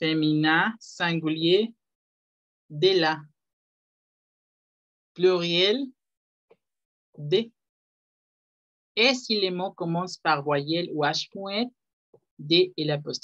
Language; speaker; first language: French; non-native, fluent; Spanish